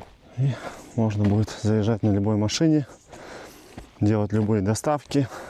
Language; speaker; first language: Russian; native; Russian